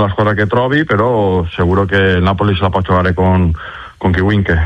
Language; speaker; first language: Italian; non-native, learner; Spanish